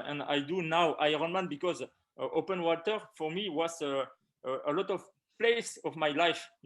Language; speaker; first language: English; non-native, learner; French